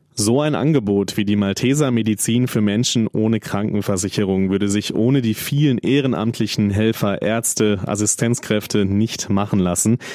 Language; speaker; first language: German; native; German